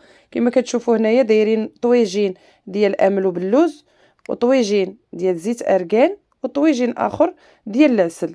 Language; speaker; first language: Arabic; native; Arabic